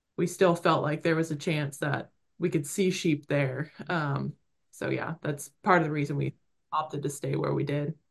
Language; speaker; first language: English; native; English